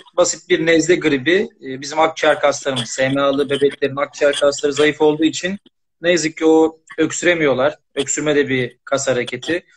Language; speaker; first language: Turkish; native; Turkish